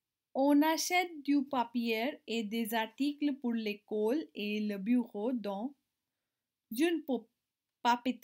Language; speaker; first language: French; non-native, learner; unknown